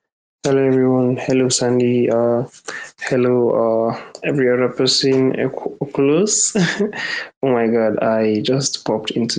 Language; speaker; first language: English; non-native, local second language; Hausa